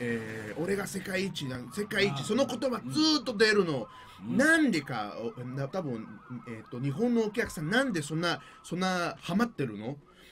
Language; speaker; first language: Japanese; non-native, learner; Spanish